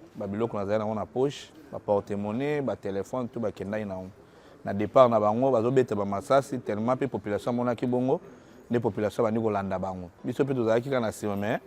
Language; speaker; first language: Lingala; native; Lingala